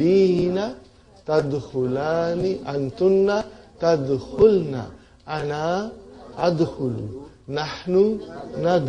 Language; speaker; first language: Arabic; non-native, fluent; Urdu